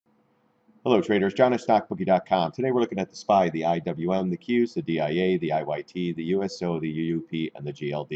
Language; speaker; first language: English; native; English